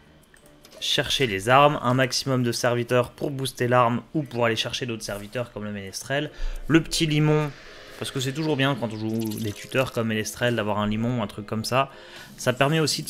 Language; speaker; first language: French; native; French